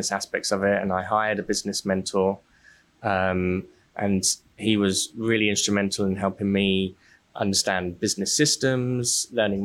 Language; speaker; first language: English; native; English